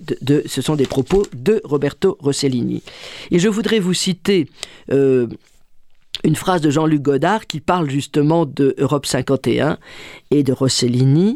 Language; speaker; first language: French; native; French